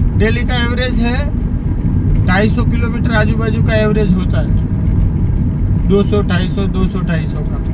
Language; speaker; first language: Hindi; non-native, local second language; Gujarati